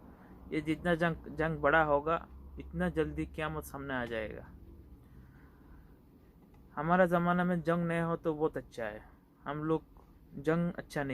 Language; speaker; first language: Hindi; non-native, local second language; Bangla